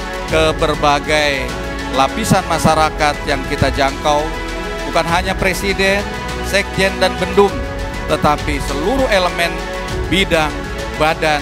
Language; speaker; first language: Indonesian; native; Indonesian